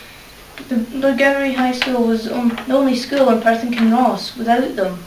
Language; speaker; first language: English; native; English